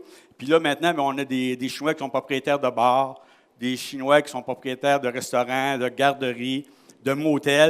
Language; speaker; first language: French; native; French